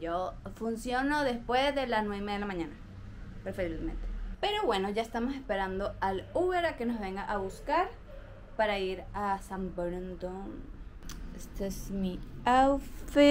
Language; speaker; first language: Spanish; native; Spanish